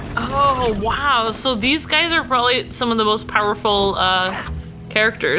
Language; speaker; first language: English; native; English